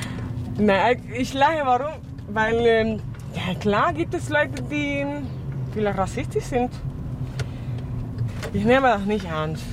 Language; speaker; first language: German; non-native, fluent; Spanish